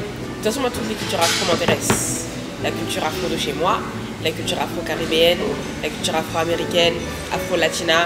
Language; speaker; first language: French; native; French